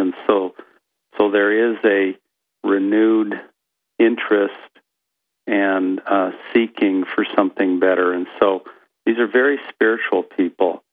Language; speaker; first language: English; native; English